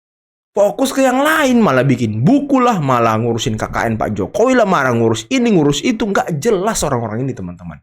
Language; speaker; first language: Indonesian; native; Indonesian